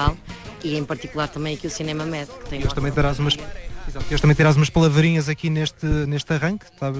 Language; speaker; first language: Portuguese; native; Portuguese